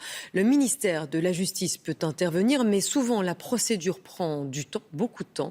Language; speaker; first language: French; native; French